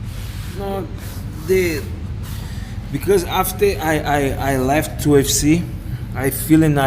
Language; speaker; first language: English; non-native, learner; Portuguese